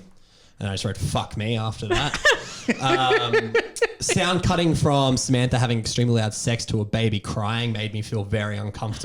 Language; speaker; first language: English; native; English